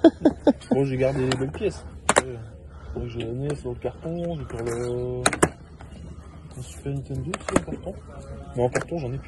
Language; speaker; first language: French; native; French